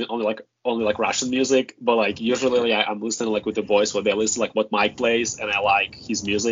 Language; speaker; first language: English; non-native, fluent; Russian